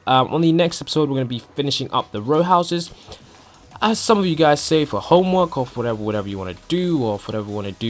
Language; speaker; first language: English; native; English